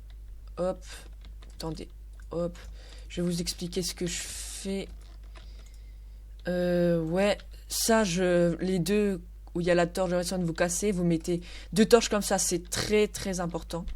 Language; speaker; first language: French; native; French